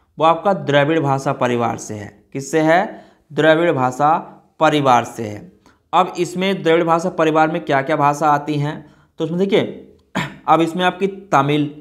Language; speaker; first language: Hindi; native; Hindi